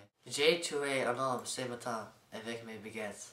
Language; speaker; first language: French; non-native, learner; English